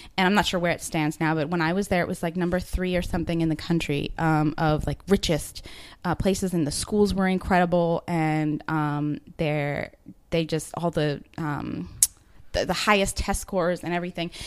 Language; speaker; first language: English; native; English